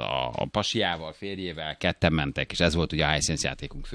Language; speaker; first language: Hungarian; native; Hungarian